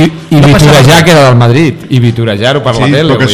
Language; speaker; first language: Catalan; native; Catalan